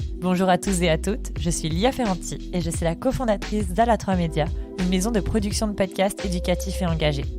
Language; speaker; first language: French; native; French